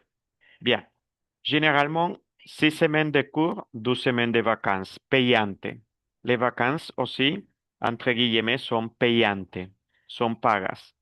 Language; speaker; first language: French; non-native, fluent; Spanish